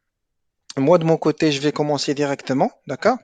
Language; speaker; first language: French; non-native, local second language; Arabic